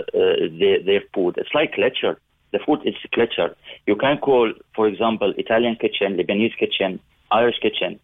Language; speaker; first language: English; non-native, learner; Arabic